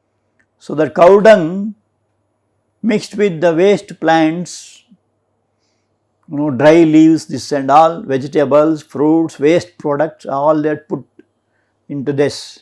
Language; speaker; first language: English; non-native, local second language; Kannada